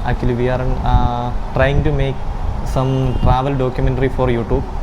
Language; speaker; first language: English; non-native, local second language; Malayalam